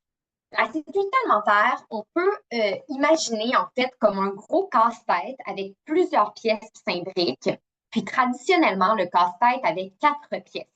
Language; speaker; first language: French; native; French